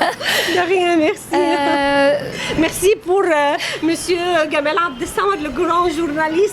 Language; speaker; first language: French; non-native, fluent; Arabic